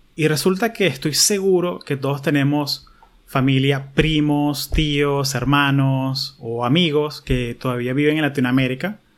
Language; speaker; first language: Spanish; early bilingual, heritage; Spanish